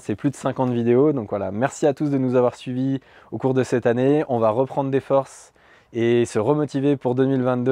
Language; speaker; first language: French; native; French